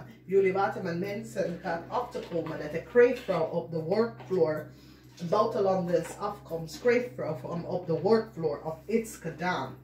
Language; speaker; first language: Dutch; non-native, learner; English